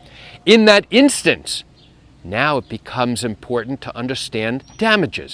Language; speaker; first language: English; native; English